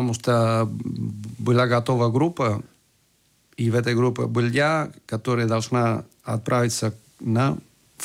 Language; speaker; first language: Russian; non-native, fluent; Spanish